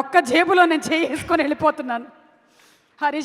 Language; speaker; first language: Telugu; native; Telugu